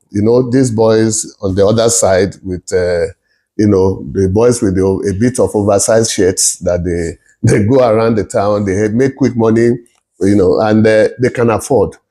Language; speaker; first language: English; non-native, local second language; Yoruba